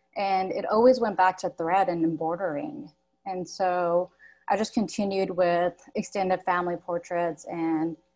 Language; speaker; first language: English; native; English